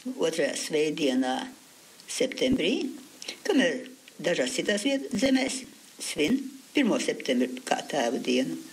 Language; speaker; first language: Latvian; early bilingual, heritage; Latvian